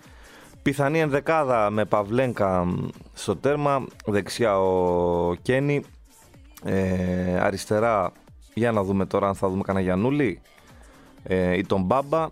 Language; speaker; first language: Greek; native; Greek